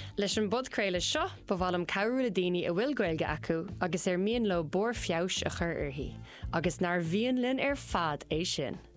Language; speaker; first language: Irish; non-native, local second language; English